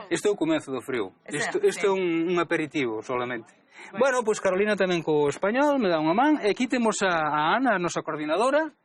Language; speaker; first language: Galician; native; Galician